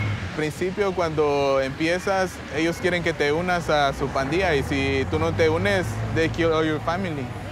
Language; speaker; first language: Spanish; early bilingual, heritage; Spanish